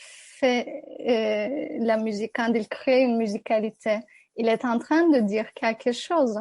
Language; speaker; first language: French; non-native, fluent; Turkish